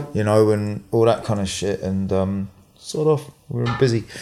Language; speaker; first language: English; native; English